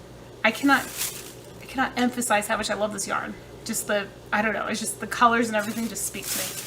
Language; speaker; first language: English; native; English